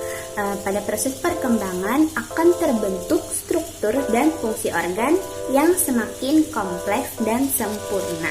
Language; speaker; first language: Indonesian; non-native, local second language; Banjar